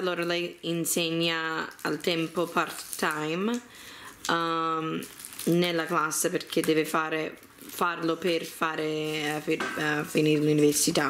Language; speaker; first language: Italian; early bilingual, heritage; Italian